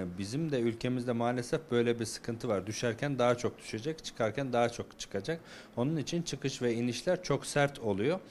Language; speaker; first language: Turkish; native; Turkish